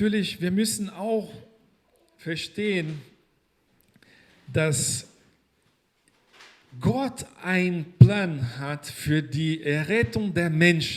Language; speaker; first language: German; non-native, fluent; Portuguese